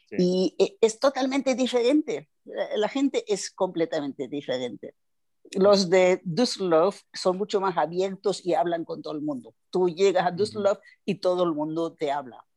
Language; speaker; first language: Spanish; non-native, fluent; German